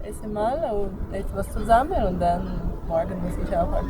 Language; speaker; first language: German; non-native, learner; French